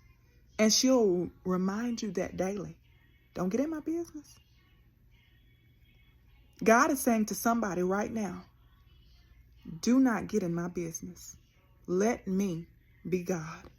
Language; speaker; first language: English; native; English